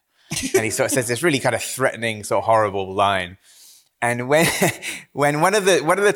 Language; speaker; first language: English; native; English